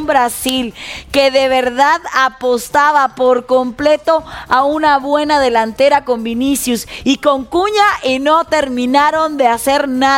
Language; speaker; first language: Spanish; native; Spanish